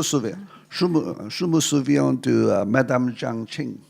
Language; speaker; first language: French; non-native, fluent; Cantonese